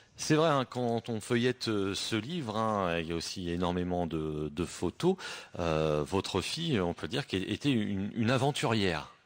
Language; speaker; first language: French; native; French